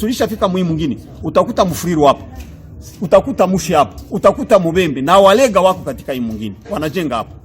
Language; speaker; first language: Swahili; non-native, local second language; Kinyarwanda